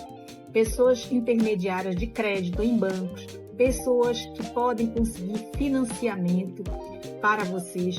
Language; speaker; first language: Portuguese; native; Portuguese